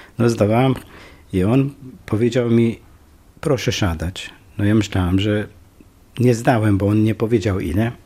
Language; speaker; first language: Polish; non-native, fluent; Kurdish